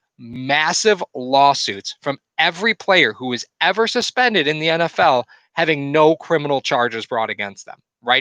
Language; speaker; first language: English; native; English